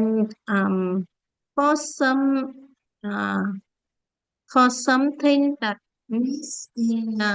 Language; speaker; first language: English; non-native, learner; Vietnamese